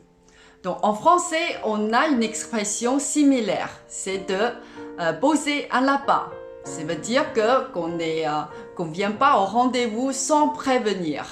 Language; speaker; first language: French; non-native, fluent; Cantonese